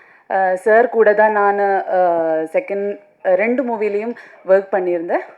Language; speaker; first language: Tamil; non-native, fluent; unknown